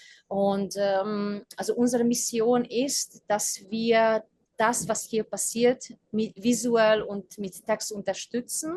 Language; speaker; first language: German; non-native, fluent; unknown